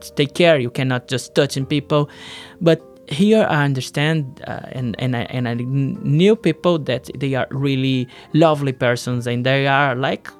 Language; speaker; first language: English; non-native, learner; Portuguese